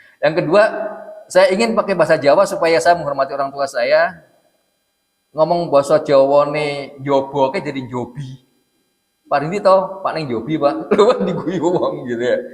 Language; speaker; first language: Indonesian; non-native, local second language; Javanese